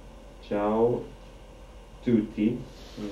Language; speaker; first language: Italian; non-native, learner; English